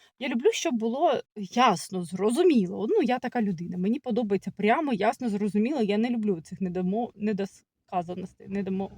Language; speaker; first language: Ukrainian; native; Ukrainian